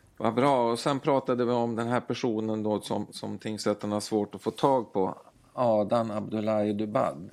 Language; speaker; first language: Swedish; native; Swedish